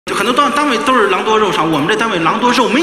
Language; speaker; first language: Chinese; native; Chinese